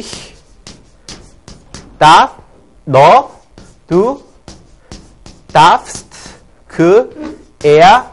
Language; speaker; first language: German; non-native, learner; Korean